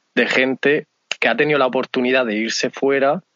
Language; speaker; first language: Spanish; native; Spanish